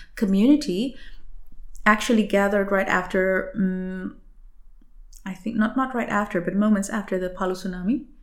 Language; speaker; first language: English; non-native, fluent; Indonesian